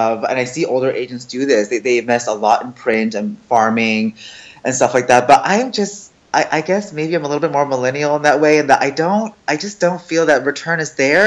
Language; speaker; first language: English; early bilingual, other home language; Chinese